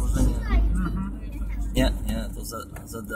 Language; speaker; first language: Polish; native; Polish